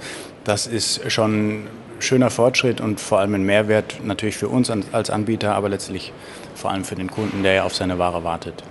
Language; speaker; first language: German; native; German